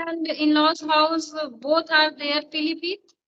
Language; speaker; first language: English; non-native, learner; Hindi